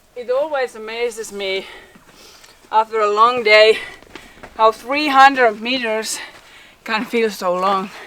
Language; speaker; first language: English; non-native, fluent; Finnish